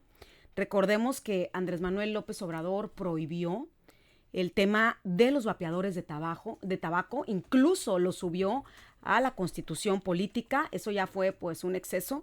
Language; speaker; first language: Spanish; native; Spanish